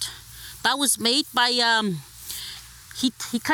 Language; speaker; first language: English; non-native, fluent; Cree